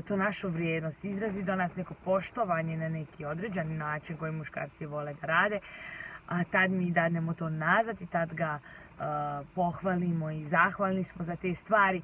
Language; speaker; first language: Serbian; early bilingual, heritage; Serbian